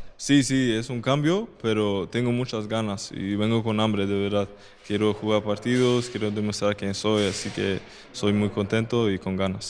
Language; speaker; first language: Spanish; non-native, fluent; Swedish